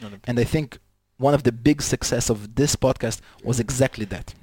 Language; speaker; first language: English; non-native, fluent; Hebrew